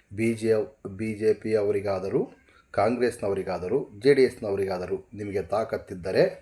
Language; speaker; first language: Kannada; native; Kannada